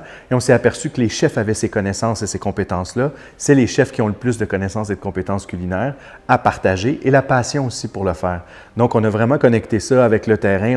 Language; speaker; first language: French; native; French